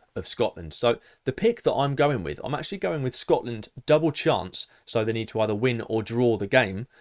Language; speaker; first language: English; native; English